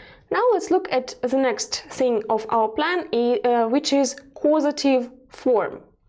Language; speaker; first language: English; non-native, fluent; Russian